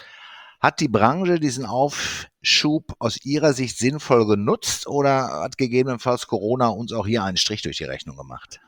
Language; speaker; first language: German; native; German